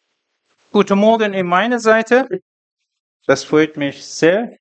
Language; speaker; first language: German; non-native, learner; Persian